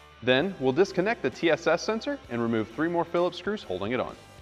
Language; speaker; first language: English; native; English